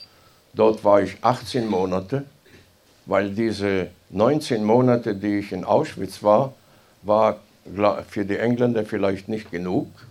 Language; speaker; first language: German; non-native, fluent; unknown